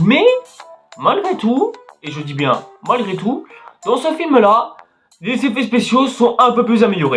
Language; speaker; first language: French; native; French